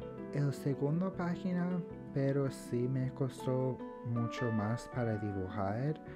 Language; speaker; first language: Spanish; early bilingual, heritage; English